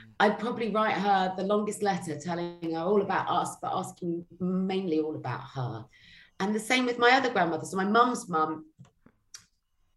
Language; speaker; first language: English; native; English